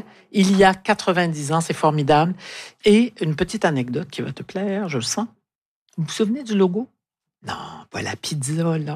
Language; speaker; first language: French; native; French